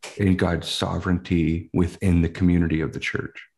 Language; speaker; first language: English; native; English